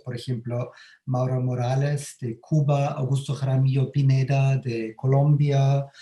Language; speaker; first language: Spanish; non-native, fluent; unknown